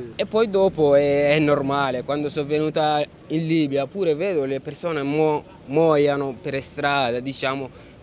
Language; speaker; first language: Italian; non-native, learner; Arabic